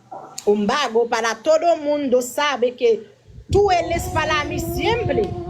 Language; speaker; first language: Spanish; non-native, learner; Haitian Creole